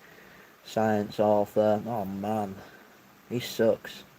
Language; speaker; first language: English; native; English